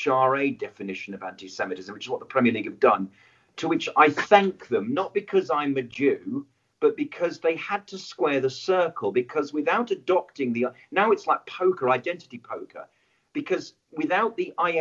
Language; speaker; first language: English; native; English